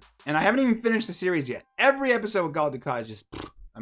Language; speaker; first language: English; native; English